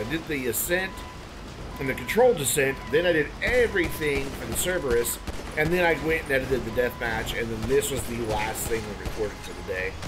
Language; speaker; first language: English; native; English